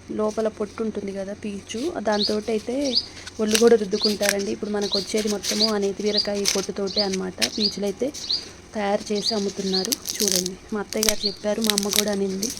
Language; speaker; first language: Telugu; native; Telugu